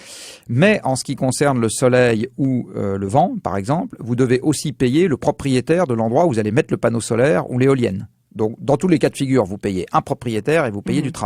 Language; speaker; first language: French; native; French